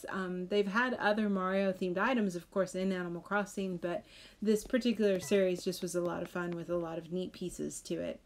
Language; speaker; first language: English; native; English